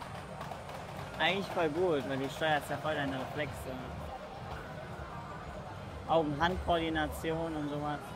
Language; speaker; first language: German; native; German